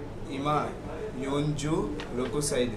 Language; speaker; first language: Japanese; non-native, learner; Bangla